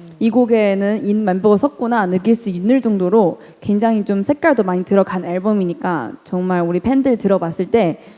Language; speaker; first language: Korean; non-native, fluent; Chinese